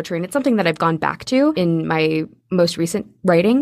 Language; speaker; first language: English; native; English